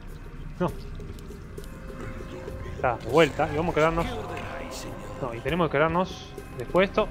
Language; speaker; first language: Spanish; native; Spanish